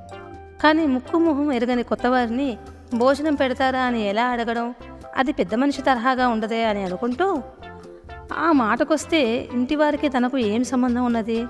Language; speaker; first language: Telugu; native; Telugu